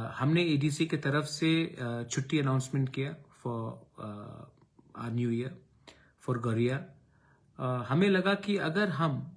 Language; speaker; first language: Hindi; non-native, local second language; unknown